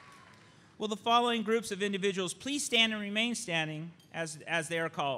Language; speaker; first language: English; native; English